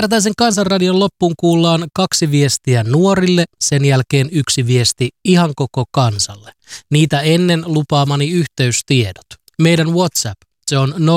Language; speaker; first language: Finnish; native; Finnish